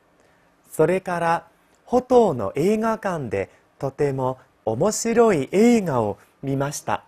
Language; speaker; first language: Japanese; non-native, fluent; Chinese